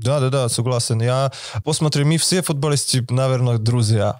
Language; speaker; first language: Russian; non-native, fluent; Slovak